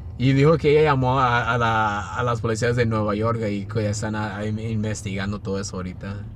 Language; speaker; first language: Spanish; early bilingual, heritage; Spanish